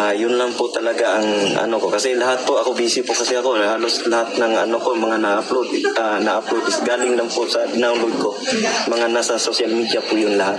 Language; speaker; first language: Filipino; non-native, local second language; Cebuano